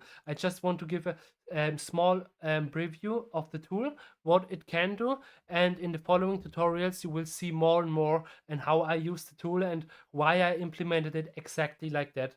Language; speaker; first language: English; non-native, fluent; German